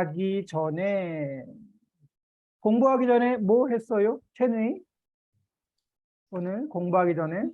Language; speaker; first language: Korean; native; Korean